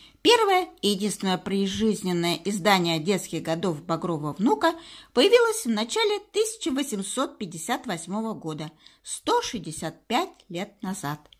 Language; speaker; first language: Russian; native; Russian